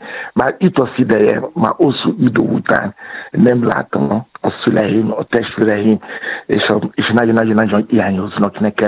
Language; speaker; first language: Hungarian; non-native, learner; Yoruba